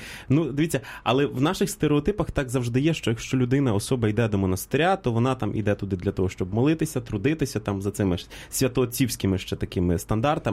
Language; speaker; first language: Ukrainian; native; Ukrainian